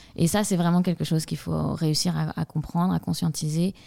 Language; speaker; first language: French; native; French